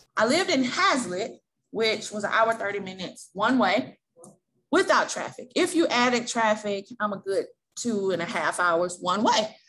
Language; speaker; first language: English; native; English